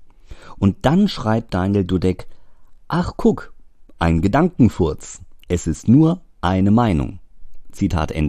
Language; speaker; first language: German; native; German